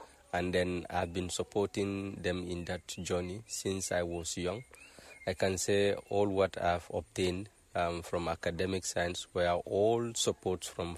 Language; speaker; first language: English; non-native, local second language; Mandingo